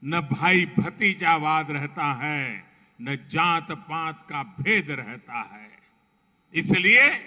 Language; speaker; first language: Hindi; non-native, local second language; Gujarati